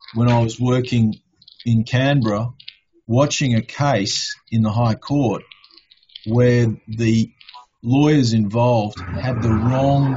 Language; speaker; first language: English; native; English